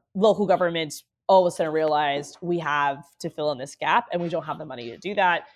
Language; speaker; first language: English; native; English